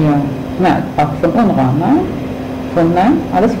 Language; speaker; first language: German; non-native, fluent; Hebrew